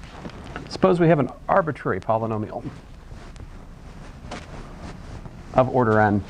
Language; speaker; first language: English; native; English